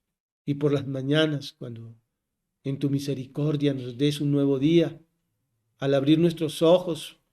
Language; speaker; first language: Spanish; native; Spanish